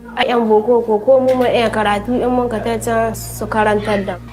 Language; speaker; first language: Hausa; native; Hausa